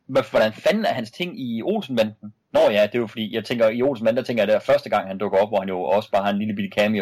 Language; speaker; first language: Danish; native; Danish